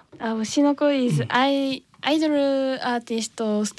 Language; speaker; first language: English; non-native, learner; Japanese